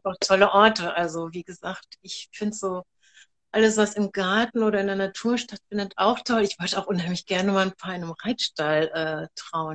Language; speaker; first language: German; native; German